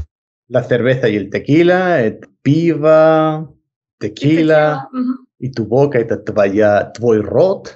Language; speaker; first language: Russian; non-native, learner; Spanish